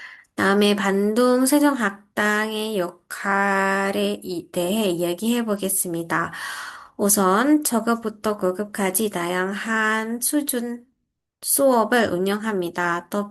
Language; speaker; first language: Korean; non-native, fluent; Indonesian